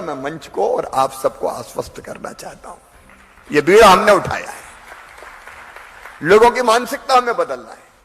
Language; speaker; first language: Hindi; native; Hindi